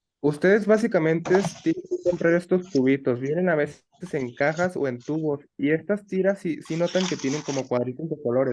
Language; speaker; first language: Spanish; native; Spanish